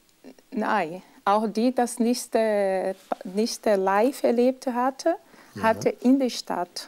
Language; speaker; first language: German; non-native, fluent; Portuguese